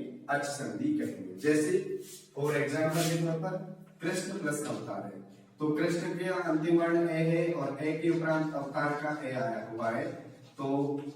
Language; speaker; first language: Hindi; native; Hindi